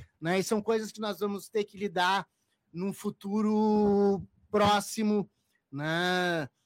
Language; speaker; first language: Portuguese; native; Portuguese